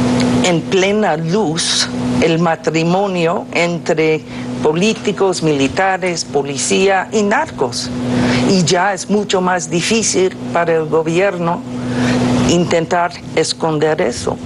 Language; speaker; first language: Spanish; non-native, fluent; English